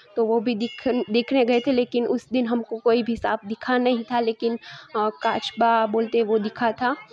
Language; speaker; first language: Hindi; non-native, local second language; Gujarati